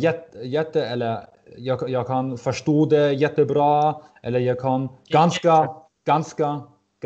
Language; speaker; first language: Swedish; non-native, learner; German